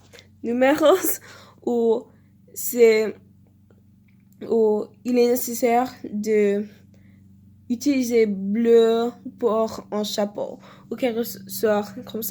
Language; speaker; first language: French; non-native, learner; English